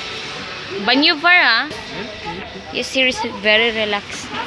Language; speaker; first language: English; non-native, local second language; Filipino